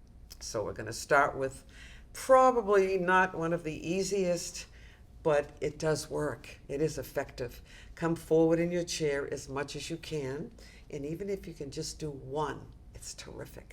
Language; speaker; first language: English; native; English